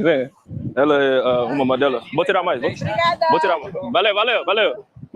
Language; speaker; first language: Portuguese; non-native, learner; English